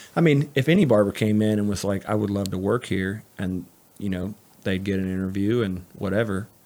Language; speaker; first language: English; native; English